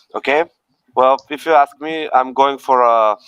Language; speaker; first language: English; non-native, fluent; Bulgarian